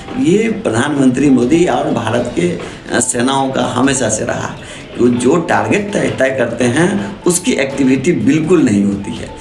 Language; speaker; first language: Hindi; non-native, local second language; Maithili